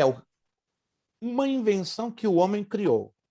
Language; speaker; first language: Portuguese; native; Portuguese